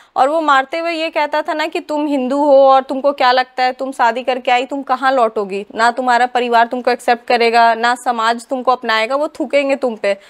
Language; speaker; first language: Hindi; native; Hindi